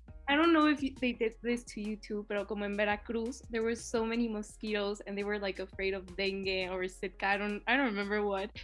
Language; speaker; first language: English; early bilingual, other home language; Spanish